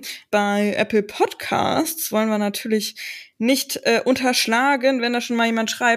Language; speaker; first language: German; native; German